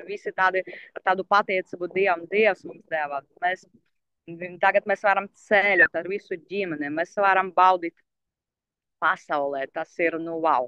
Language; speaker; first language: Latvian; non-native, local second language; Russian